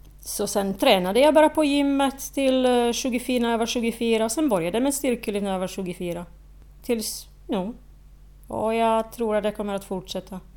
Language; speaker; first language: Swedish; non-native, fluent; Slovak